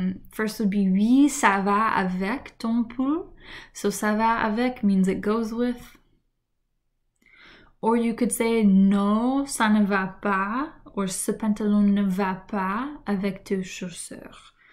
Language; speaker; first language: French; non-native, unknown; English